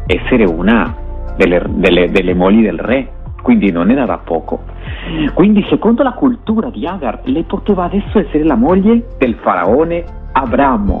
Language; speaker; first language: Italian; non-native, fluent; Spanish